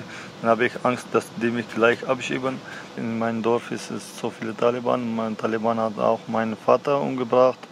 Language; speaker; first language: German; non-native, learner; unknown